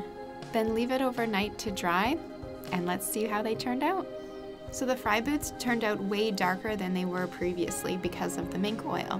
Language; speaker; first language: English; native; English